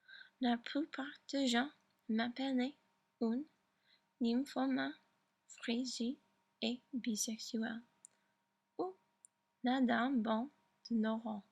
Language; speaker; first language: French; non-native, learner; English